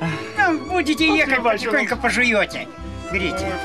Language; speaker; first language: Russian; native; Russian